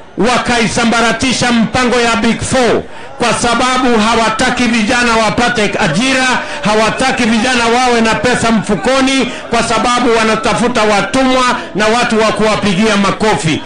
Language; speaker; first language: Swahili; non-native, local second language; Kalenjin